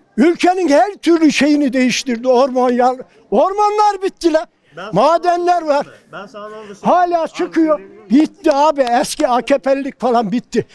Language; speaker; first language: Turkish; native; Turkish